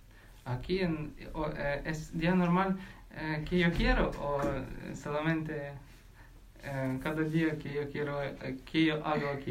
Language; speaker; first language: Spanish; non-native, learner; Ukrainian